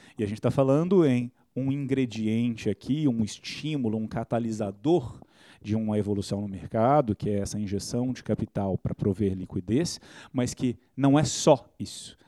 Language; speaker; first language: Portuguese; native; Portuguese